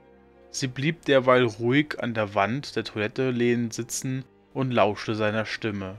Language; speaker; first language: German; native; German